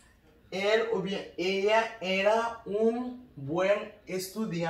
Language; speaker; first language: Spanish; non-native, learner; Haitian Creole